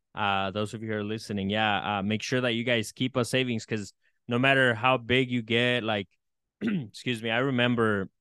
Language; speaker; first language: English; early bilingual, other home language; Spanish